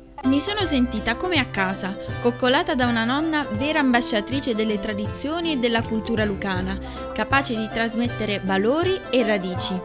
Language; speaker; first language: Italian; native; Italian